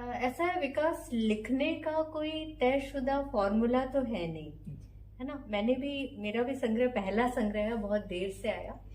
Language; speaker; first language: Hindi; native; Hindi